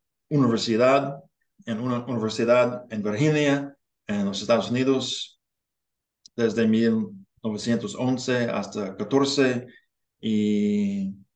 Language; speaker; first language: Spanish; non-native, learner; English